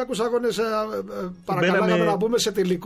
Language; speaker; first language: Greek; native; Greek